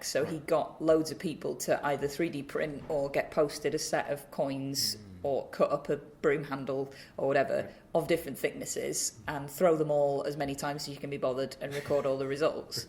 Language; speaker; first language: English; native; English